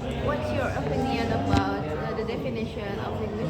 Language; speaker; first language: English; non-native, learner; Indonesian